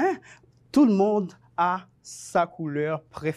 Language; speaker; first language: French; non-native, fluent; Spanish